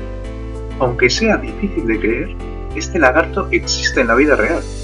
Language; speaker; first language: Spanish; native; Spanish